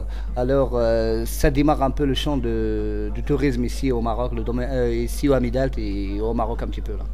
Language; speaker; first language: French; non-native, local second language; Central Atlas Tamazight